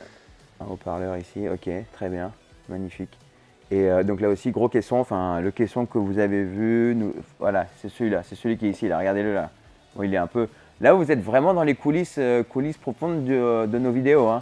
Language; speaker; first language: French; native; French